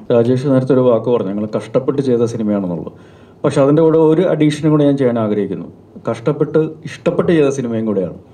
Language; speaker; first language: Malayalam; native; Malayalam